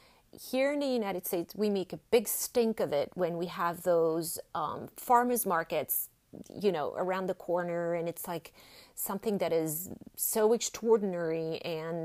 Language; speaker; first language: English; non-native, fluent; French